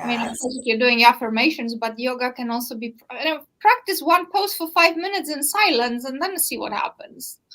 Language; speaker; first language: English; non-native, fluent; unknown